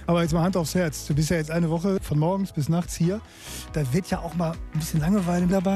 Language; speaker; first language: German; native; German